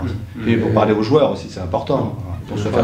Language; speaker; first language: French; native; French